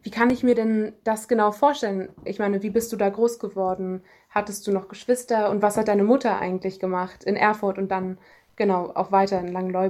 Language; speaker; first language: German; native; German